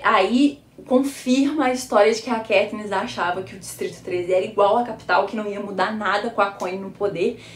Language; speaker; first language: Portuguese; native; Portuguese